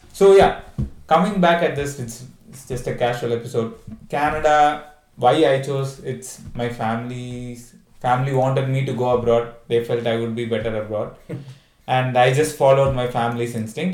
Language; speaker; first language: English; non-native, local second language; Tamil